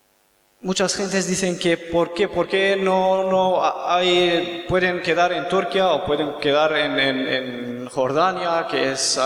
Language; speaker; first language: Spanish; non-native, learner; Kurdish